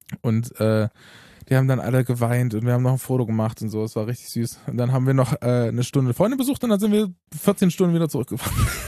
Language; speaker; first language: German; early bilingual, other home language; Romanian